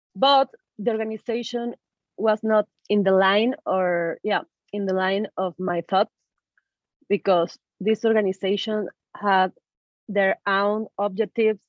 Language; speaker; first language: English; non-native, learner; Spanish